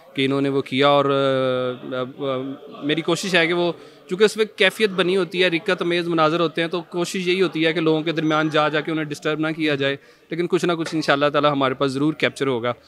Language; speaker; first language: Urdu; non-native, local second language; Punjabi